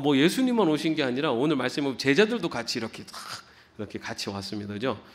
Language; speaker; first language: Korean; native; Korean